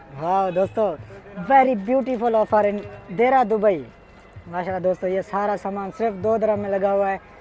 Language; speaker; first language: Urdu; non-native, local second language; Punjabi